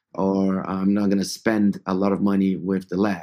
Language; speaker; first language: English; non-native, fluent; Portuguese